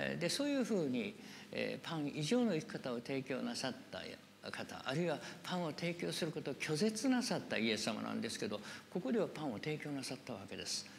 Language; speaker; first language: Japanese; native; Japanese